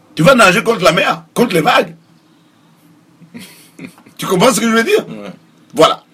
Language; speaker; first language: French; non-native, local second language; Mossi